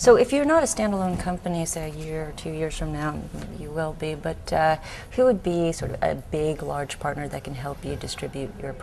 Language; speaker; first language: English; native; English